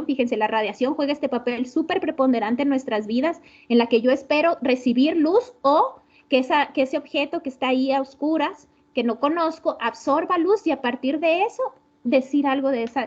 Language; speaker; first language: Spanish; native; Spanish